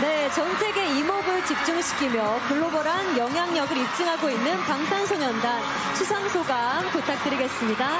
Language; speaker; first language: Korean; native; Korean